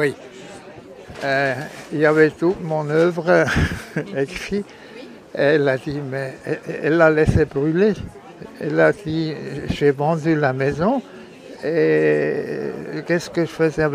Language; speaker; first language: French; non-native, local second language; German